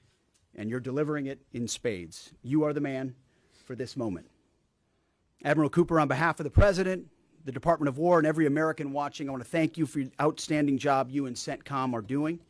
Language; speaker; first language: English; native; English